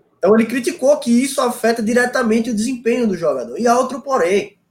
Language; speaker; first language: Portuguese; native; Portuguese